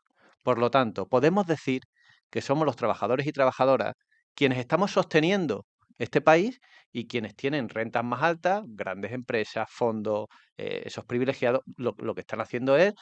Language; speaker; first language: Spanish; native; Spanish